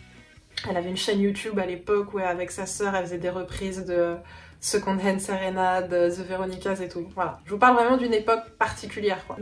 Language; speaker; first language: French; native; French